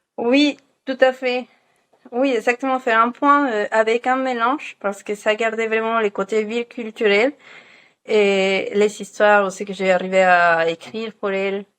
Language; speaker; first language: French; non-native, fluent; Spanish